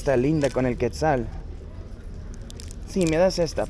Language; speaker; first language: Spanish; non-native, fluent; English